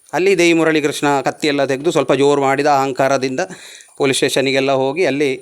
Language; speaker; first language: Kannada; native; Kannada